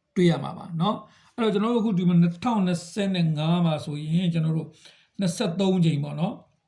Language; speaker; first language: Burmese; native; Burmese